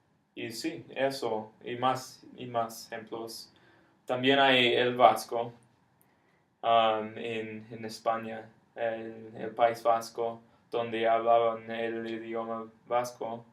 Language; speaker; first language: Spanish; non-native, fluent; English